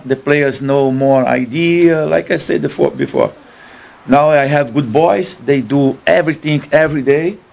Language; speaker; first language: English; non-native, learner; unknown